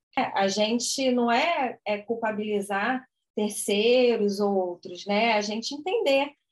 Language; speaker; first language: Portuguese; native; Portuguese